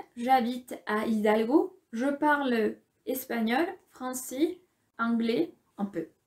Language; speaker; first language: French; non-native, fluent; Spanish